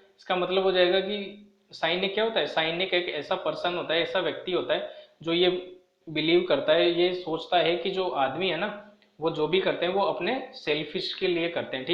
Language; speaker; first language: Hindi; native; Hindi